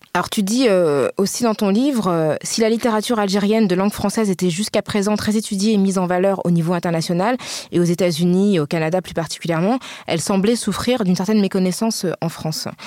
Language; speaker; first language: French; early bilingual, other home language; Wolof